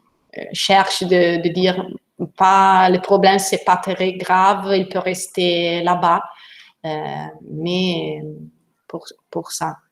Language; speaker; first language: French; non-native, learner; Italian